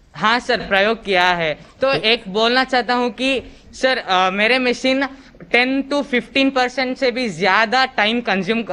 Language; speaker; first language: Hindi; non-native, local second language; Kannada